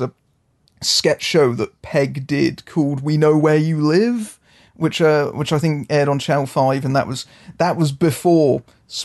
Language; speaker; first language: English; native; English